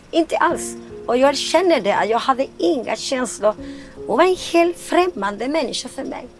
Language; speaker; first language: Swedish; non-native, fluent; Spanish